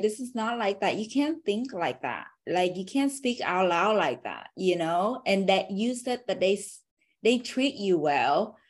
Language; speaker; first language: English; non-native, fluent; Vietnamese